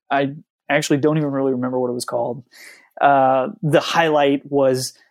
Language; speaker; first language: English; native; English